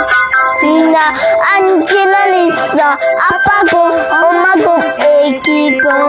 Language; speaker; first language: Korean; non-native, learner; Mongolian